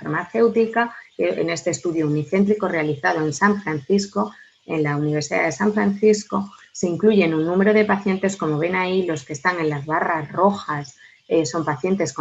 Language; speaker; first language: Spanish; native; Spanish